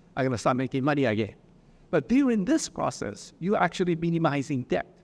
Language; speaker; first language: English; early bilingual, other home language; Japanese